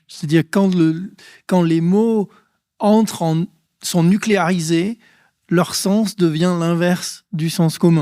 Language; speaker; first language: French; native; French